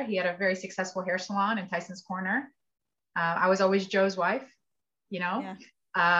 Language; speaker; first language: English; early bilingual, other home language; Arabic